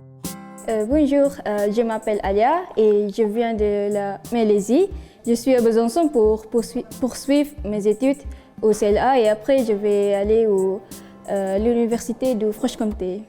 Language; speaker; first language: French; non-native, learner; Malay